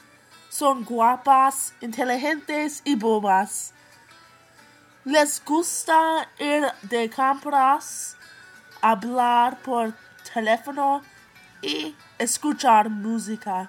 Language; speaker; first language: Spanish; non-native, learner; English